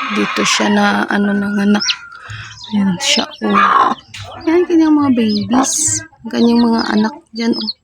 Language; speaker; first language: Filipino; non-native, local second language; Cebuano